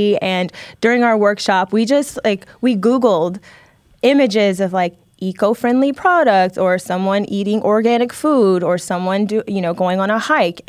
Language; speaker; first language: English; native; English